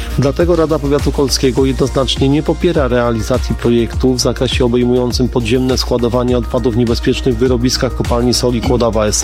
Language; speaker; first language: Polish; native; Polish